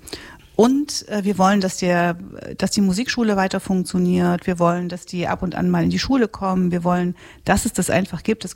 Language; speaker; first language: German; native; German